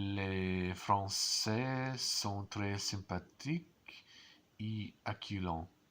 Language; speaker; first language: French; non-native, learner; English